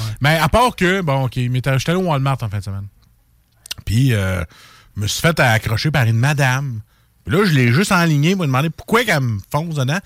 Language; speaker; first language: French; native; French